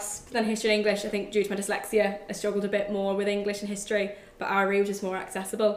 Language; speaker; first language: English; native; English